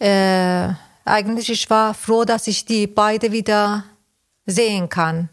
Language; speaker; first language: German; non-native, fluent; Persian